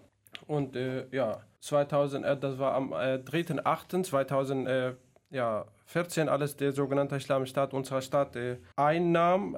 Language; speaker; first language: German; non-native, fluent; Kurdish